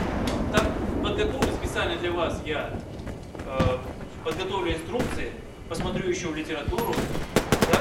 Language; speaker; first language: Russian; native; Russian